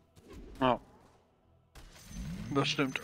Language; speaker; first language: German; native; German